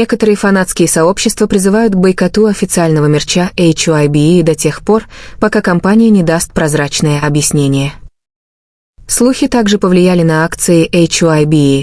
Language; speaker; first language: Russian; native; Russian